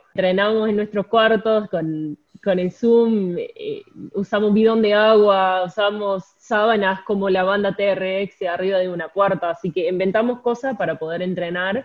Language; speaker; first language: Spanish; native; Spanish